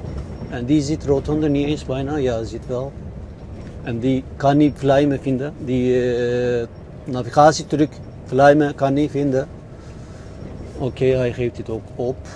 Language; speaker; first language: Dutch; non-native, fluent; Turkish